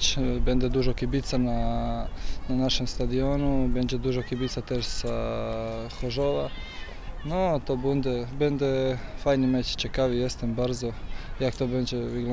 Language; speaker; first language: Polish; non-native, learner; Croatian